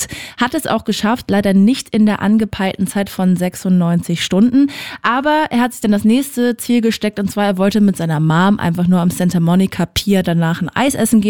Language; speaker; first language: German; native; German